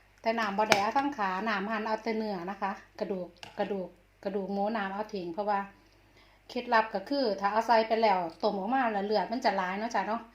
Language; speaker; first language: Thai; non-native, local second language; Lao